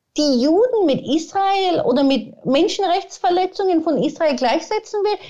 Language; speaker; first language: German; non-native, fluent; Italian